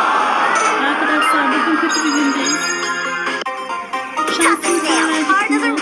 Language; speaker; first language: Turkish; native; Turkish